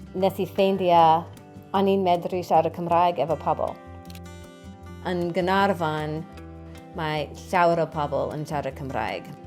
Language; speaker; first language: Welsh; non-native, learner; English